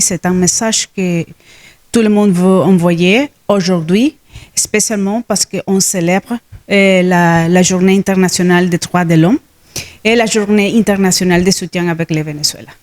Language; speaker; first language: French; non-native, fluent; Spanish